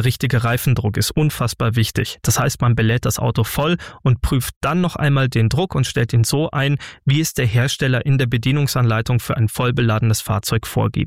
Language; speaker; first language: German; native; German